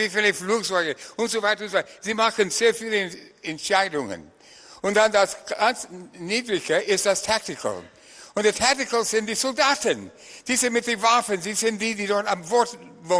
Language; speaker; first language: German; non-native, fluent; English